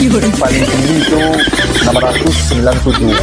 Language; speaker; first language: Indonesian; non-native, learner; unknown